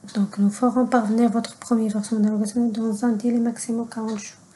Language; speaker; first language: French; non-native, local second language; Arabic